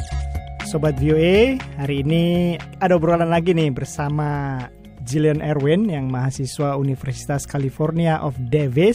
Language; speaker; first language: Indonesian; native; Indonesian